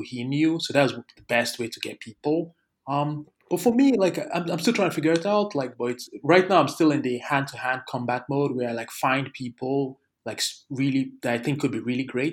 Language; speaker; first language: English; non-native, local second language; Yoruba